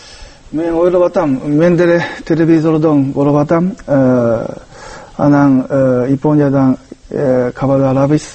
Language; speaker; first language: Kyrgyz; non-native, learner; Japanese